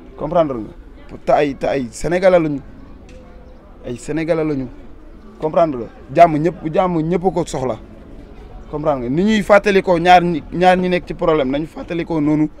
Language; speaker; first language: Wolof; native; Wolof